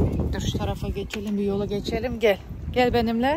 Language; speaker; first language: Turkish; early bilingual, heritage; Turkish